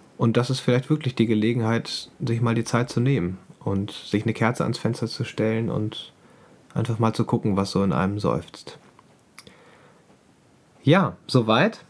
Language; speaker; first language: German; native; German